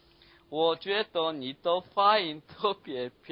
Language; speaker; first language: Chinese; non-native, learner; Korean